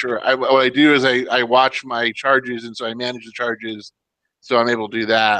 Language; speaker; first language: English; native; English